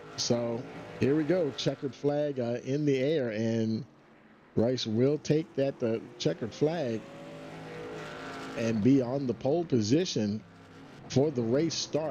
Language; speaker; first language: English; native; English